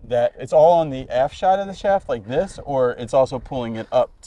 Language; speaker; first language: English; native; English